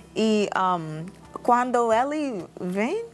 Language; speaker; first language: Portuguese; non-native, learner; English